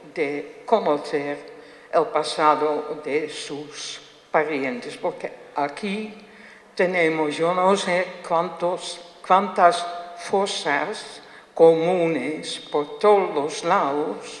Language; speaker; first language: Spanish; non-native, fluent; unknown